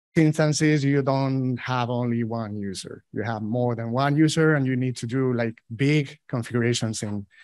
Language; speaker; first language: English; non-native, fluent; Spanish